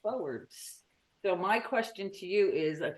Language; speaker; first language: English; native; English